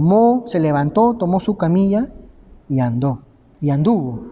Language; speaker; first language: Spanish; native; Spanish